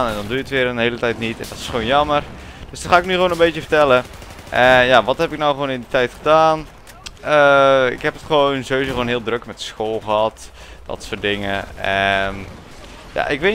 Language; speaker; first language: Dutch; native; Dutch